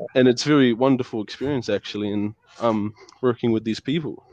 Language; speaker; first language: English; native; English